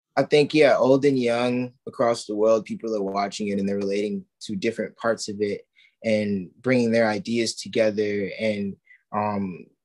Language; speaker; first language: English; native; English